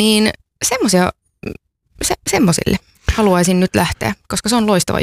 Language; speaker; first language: Finnish; native; Finnish